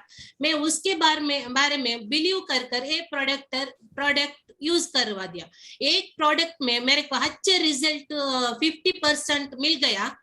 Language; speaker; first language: Hindi; non-native, local second language; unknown